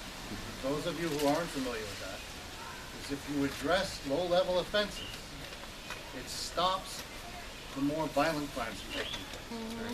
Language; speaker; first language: English; native; English